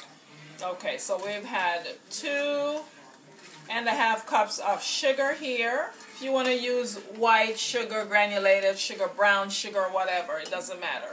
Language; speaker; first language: English; native; English